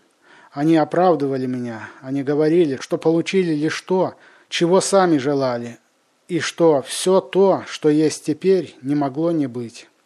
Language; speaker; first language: Russian; native; Russian